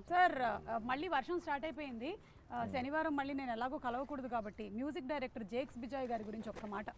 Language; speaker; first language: Telugu; native; Telugu